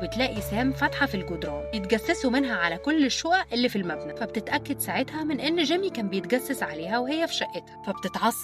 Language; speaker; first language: Arabic; native; Arabic